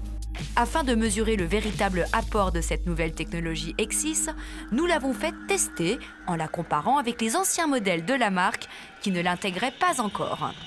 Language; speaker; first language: French; native; French